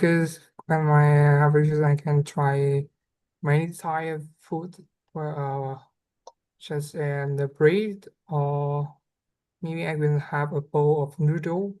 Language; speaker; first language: English; non-native, learner; Vietnamese